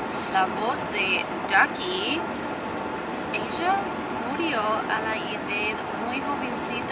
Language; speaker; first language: Spanish; non-native, learner; English